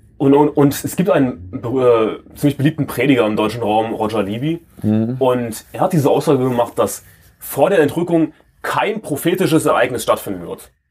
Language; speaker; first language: German; native; German